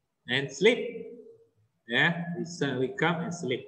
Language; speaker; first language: English; non-native, fluent; Indonesian